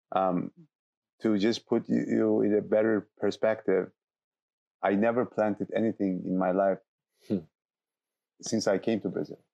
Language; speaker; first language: English; non-native, fluent; Turkish